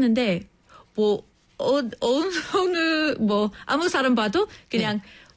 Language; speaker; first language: Korean; non-native, fluent; English